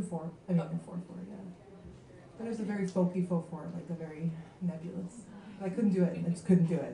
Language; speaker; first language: English; early bilingual, other home language; French